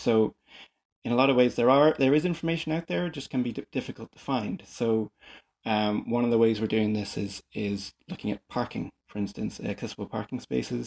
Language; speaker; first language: English; native; English